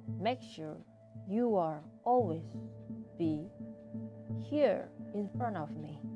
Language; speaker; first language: English; non-native, learner; Indonesian